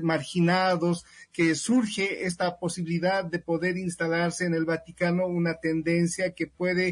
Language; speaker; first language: Spanish; native; Spanish